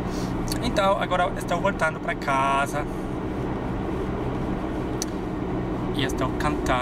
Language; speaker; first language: Portuguese; non-native, fluent; German